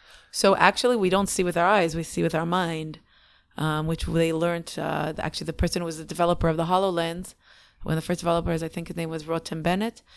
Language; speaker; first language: English; native; English